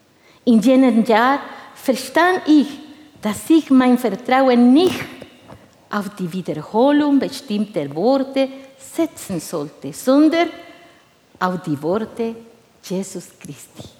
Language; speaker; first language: German; non-native, fluent; Spanish